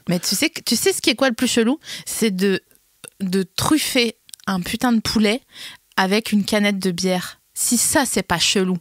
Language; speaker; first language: French; native; French